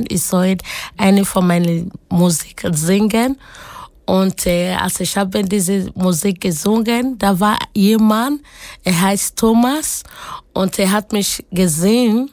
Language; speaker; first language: German; non-native, learner; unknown